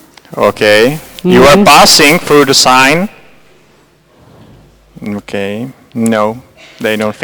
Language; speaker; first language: English; non-native, fluent; Czech